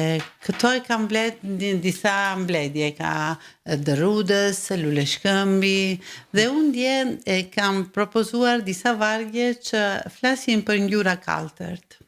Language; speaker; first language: Albanian; early bilingual, heritage; Albanian